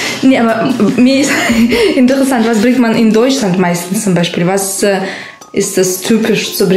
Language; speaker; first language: German; non-native, fluent; Russian